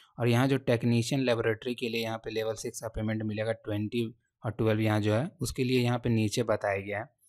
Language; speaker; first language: Hindi; native; Hindi